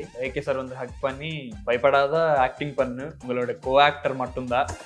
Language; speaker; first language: Tamil; non-native, learner; Telugu